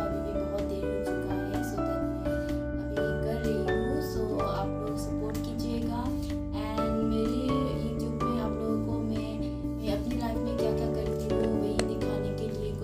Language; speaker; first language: Hindi; non-native, local second language; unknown